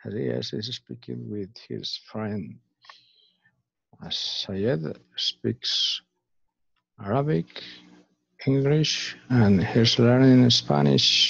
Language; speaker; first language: English; non-native, fluent; Spanish